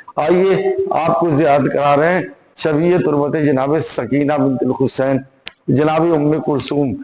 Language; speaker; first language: Urdu; native; Urdu